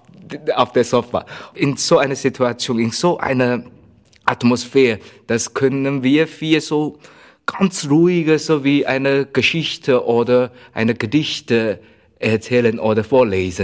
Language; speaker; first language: German; non-native, learner; Chinese